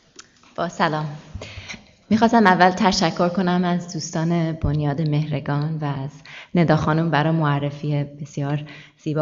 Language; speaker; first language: Persian; early bilingual, heritage; Persian